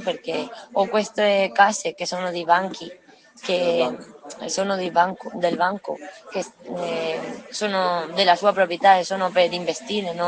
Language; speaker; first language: Italian; non-native, learner; Spanish